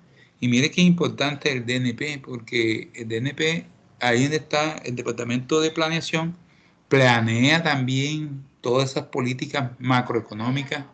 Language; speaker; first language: Spanish; native; Spanish